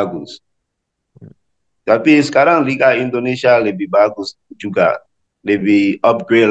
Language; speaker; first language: Indonesian; non-native, learner; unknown